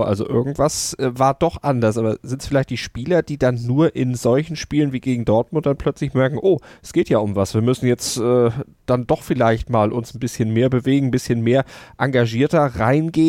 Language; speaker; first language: German; native; German